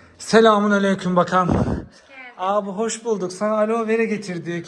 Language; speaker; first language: Turkish; native; Turkish